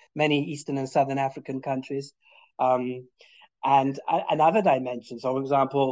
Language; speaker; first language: English; native; English